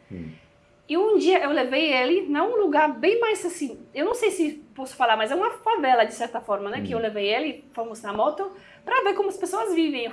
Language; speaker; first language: Portuguese; non-native, fluent; Polish